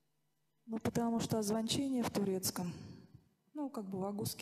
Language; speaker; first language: Russian; native; Russian